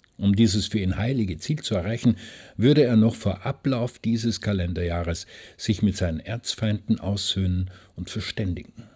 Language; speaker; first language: German; native; German